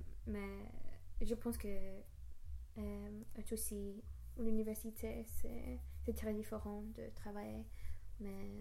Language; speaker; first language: French; non-native, learner; English